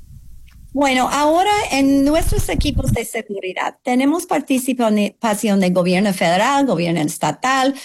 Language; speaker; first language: Spanish; non-native, fluent; English